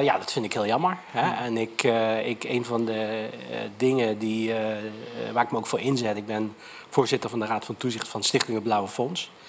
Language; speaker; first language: Dutch; native; Dutch